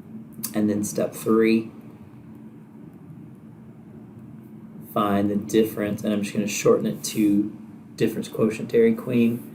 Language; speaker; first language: English; native; English